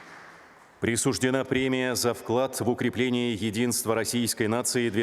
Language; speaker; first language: Russian; native; Russian